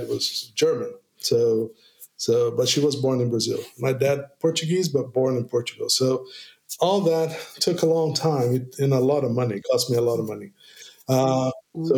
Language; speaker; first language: English; non-native, fluent; Portuguese